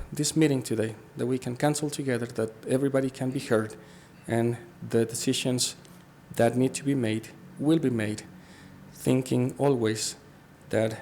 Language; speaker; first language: English; non-native, fluent; Spanish